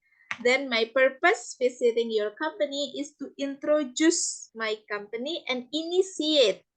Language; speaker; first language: English; non-native, fluent; Indonesian